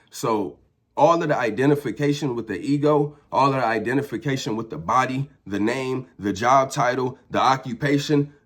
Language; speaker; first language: English; native; English